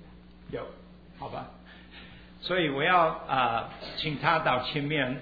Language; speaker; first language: Chinese; early bilingual, heritage; Chinese